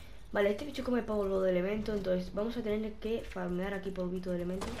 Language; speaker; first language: Spanish; native; Spanish